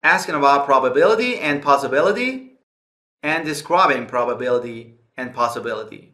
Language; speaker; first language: English; non-native, fluent; Persian